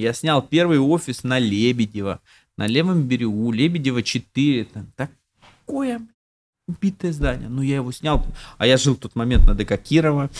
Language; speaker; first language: Russian; native; Russian